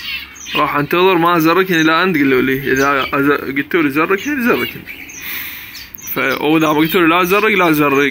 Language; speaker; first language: Arabic; native; Arabic